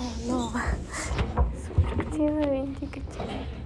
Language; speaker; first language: French; non-native, learner; Ukrainian